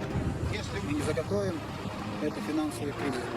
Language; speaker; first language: Russian; native; Russian